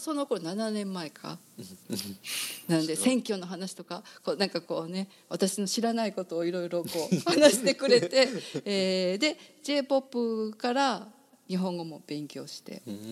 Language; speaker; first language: Japanese; native; Japanese